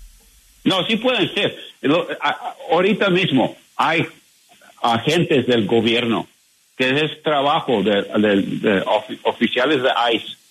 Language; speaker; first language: Spanish; non-native, learner; English